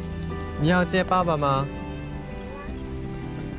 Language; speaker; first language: Chinese; non-native, learner; Korean